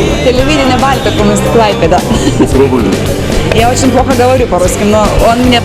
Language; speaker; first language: Russian; non-native, learner; Lithuanian